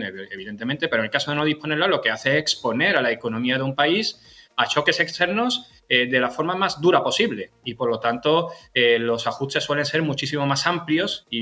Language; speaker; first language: Spanish; native; Spanish